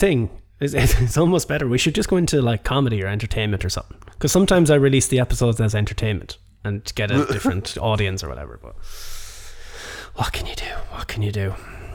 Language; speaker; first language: English; native; English